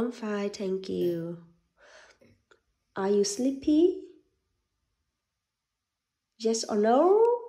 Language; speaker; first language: English; non-native, learner; Vietnamese